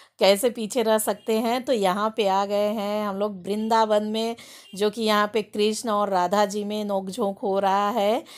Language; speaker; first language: Hindi; native; Hindi